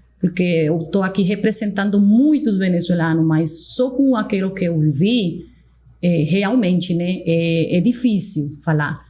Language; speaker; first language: Portuguese; non-native, fluent; Spanish